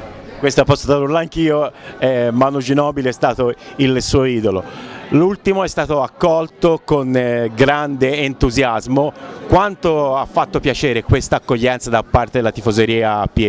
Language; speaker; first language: Italian; native; Italian